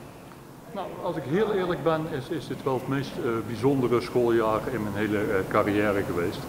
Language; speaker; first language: Dutch; native; Dutch